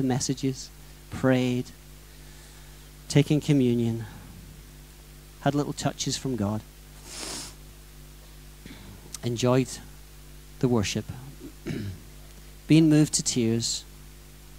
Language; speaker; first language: English; native; English